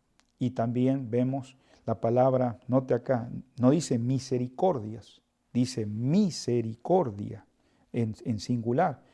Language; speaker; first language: Spanish; native; Spanish